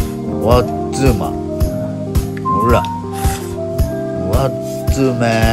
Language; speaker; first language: Japanese; native; Japanese